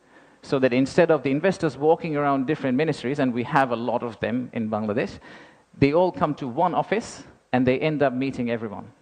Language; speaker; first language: English; non-native, local second language; Bangla